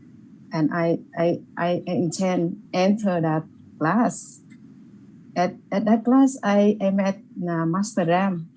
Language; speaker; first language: English; non-native, learner; Vietnamese